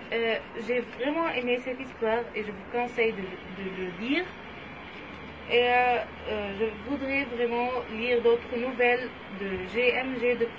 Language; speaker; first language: French; non-native, fluent; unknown